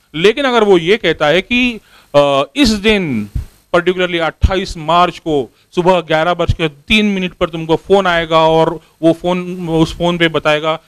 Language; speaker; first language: Hindi; non-native, local second language; Marathi